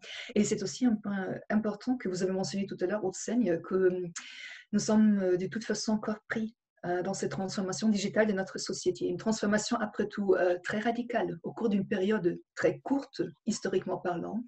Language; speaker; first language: French; non-native, fluent; German